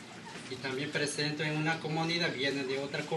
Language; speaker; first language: Spanish; non-native, local second language; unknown